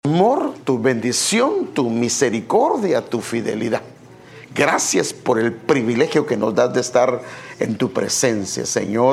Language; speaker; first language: Spanish; native; Spanish